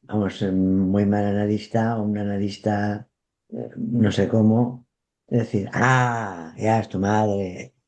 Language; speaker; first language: Spanish; native; Spanish